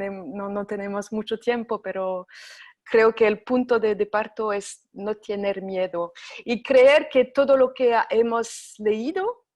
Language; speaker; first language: Spanish; non-native, fluent; French